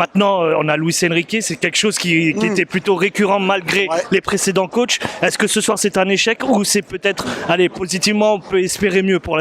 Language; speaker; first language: French; native; French